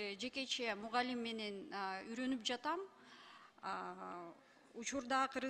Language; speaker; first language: Kyrgyz; non-native, local second language; Russian